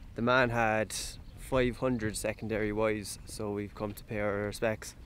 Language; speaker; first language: English; native; English